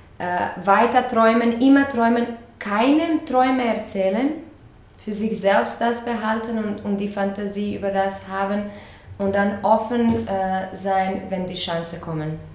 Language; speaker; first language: German; non-native, fluent; Croatian